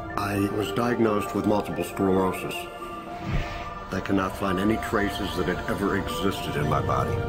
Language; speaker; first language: English; native; English